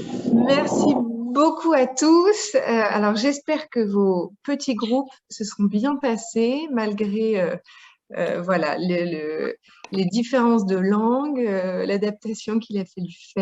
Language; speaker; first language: French; native; French